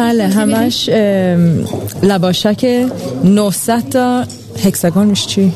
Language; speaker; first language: Persian; early bilingual, heritage; Persian